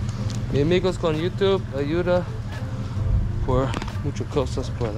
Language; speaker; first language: Spanish; non-native, learner; English